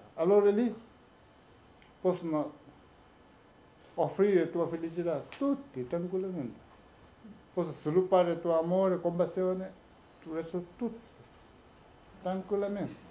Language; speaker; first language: Italian; non-native, learner; Tibetan